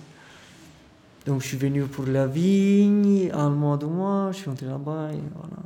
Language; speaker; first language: French; non-native, fluent; Romanian